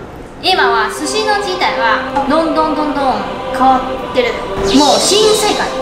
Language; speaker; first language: Japanese; non-native, learner; Chinese